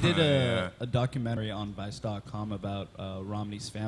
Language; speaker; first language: English; native; English